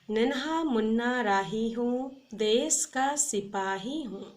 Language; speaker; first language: Hindi; non-native, local second language; Assamese